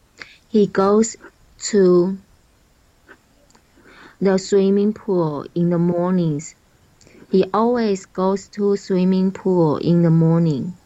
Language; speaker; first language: English; non-native, learner; Chinese